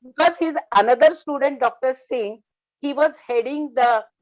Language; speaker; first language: English; non-native, local second language; Marathi